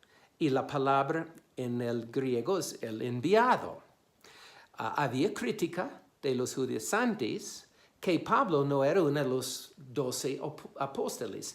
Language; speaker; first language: Spanish; non-native, fluent; English